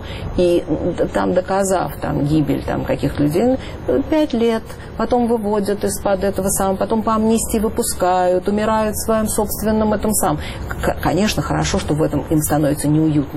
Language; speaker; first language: Russian; native; Russian